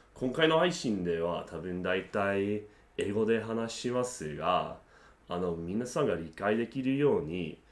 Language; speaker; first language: Japanese; non-native, learner; English